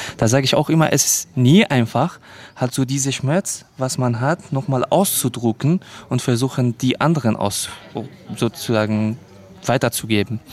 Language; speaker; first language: German; non-native, fluent; Kurdish